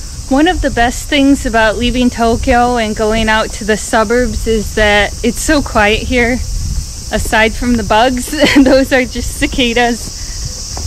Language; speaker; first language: English; native; English